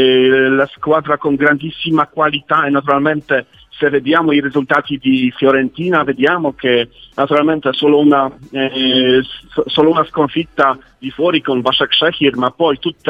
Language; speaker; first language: Italian; non-native, learner; Polish